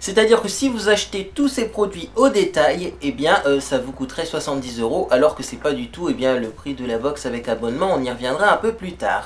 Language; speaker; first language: French; native; French